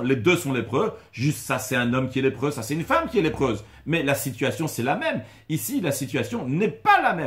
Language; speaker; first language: French; native; French